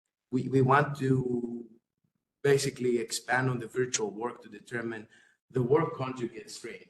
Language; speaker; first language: English; non-native, fluent; Greek